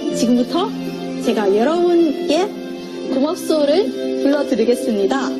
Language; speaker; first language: Korean; non-native, fluent; Thai